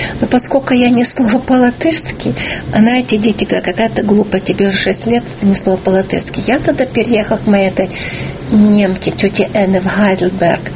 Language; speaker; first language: Russian; early bilingual, heritage; Russian